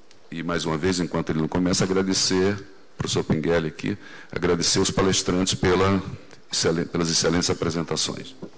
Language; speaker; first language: Portuguese; native; Portuguese